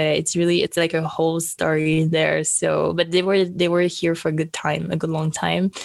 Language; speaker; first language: English; non-native, fluent; French